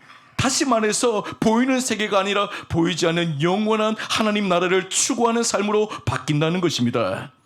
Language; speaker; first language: Korean; native; Korean